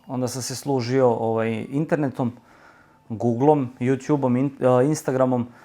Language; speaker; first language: Serbian; native; Serbian